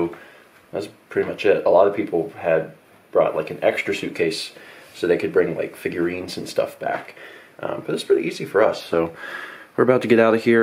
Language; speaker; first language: English; native; English